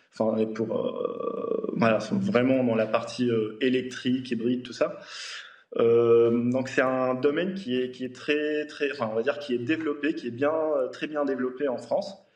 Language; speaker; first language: French; non-native, local second language; Arabic